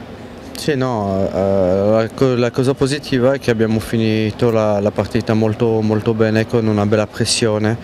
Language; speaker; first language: Italian; non-native, local second language; French